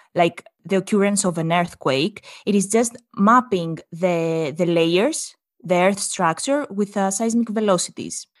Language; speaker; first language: English; non-native, fluent; Greek